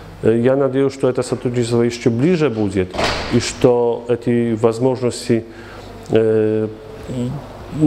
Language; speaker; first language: Russian; non-native, fluent; Polish